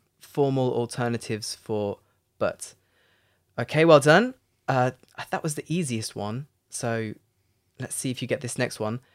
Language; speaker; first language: English; native; English